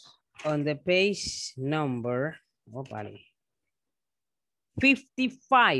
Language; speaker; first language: English; non-native, fluent; Spanish